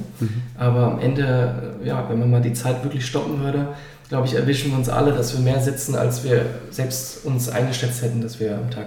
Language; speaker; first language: German; native; German